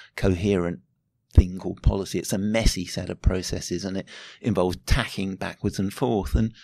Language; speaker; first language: English; native; English